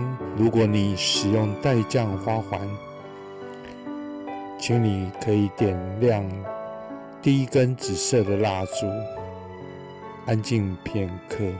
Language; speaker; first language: Chinese; native; Chinese